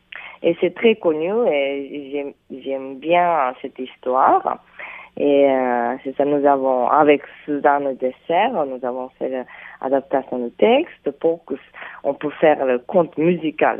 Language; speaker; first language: French; non-native, fluent; Japanese